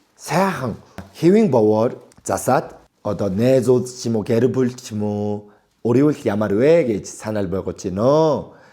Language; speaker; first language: Mongolian; non-native, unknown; Korean